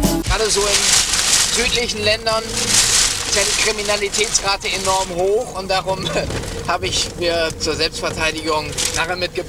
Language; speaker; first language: German; native; German